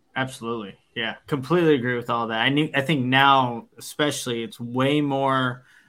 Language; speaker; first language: English; native; English